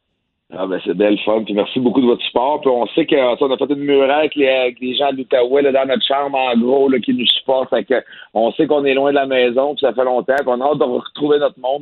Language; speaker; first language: French; native; French